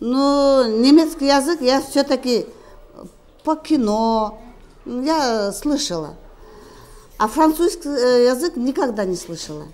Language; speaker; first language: Russian; non-native, local second language; Kyrgyz